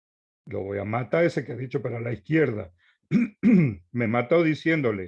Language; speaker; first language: Spanish; native; Spanish